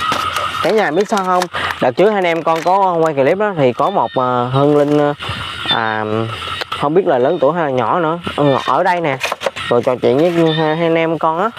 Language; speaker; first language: Vietnamese; native; Vietnamese